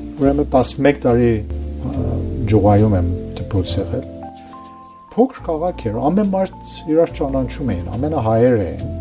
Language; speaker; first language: Armenian; early bilingual, heritage; Armenian